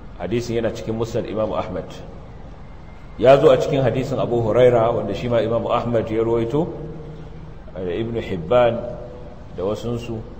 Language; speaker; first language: Hausa; native; Hausa